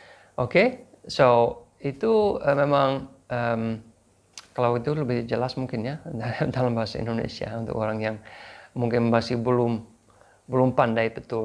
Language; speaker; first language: Indonesian; non-native, fluent; English